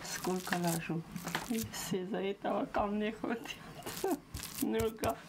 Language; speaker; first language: Russian; non-native, local second language; Ossetic